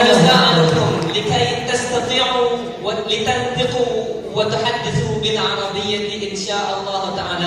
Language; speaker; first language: Arabic; non-native, learner; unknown